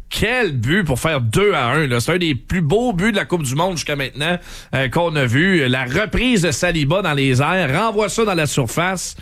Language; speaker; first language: French; native; French